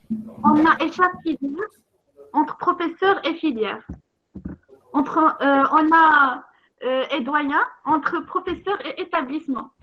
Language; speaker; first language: French; non-native, local second language; Arabic